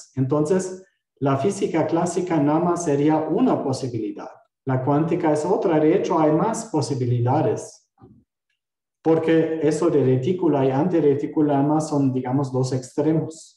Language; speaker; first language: Spanish; non-native, fluent; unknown